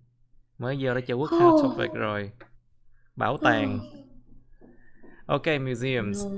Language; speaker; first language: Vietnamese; native; Vietnamese